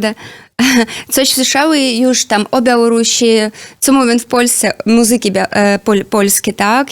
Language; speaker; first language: Polish; non-native, learner; Belarusian